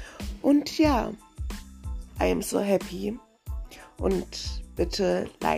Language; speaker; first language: German; early bilingual, other home language; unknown